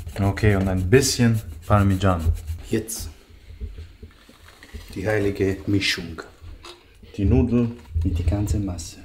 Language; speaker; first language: German; native; German